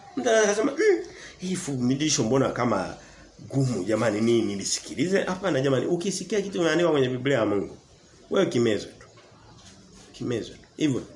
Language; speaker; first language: Swahili; native; Swahili